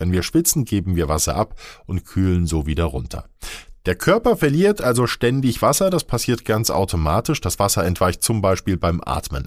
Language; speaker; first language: German; native; German